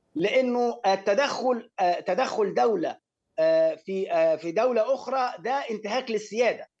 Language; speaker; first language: Arabic; native; Arabic